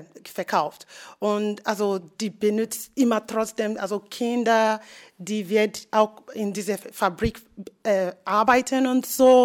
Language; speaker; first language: German; non-native, learner; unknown